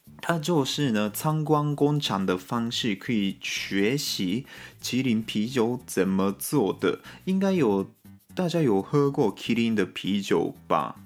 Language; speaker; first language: Chinese; non-native, fluent; Japanese